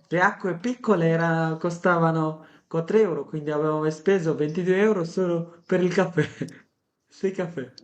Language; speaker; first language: Italian; non-native, fluent; Bangla